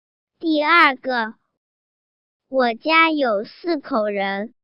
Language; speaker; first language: Chinese; non-native, learner; Swahili